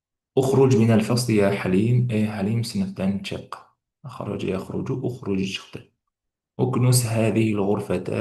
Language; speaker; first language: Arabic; non-native, fluent; Uzbek